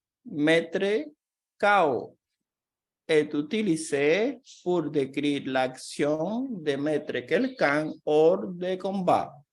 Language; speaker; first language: French; non-native, fluent; Portuguese